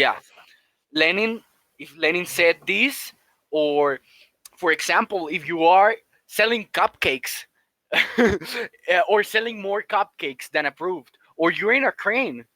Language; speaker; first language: English; non-native, fluent; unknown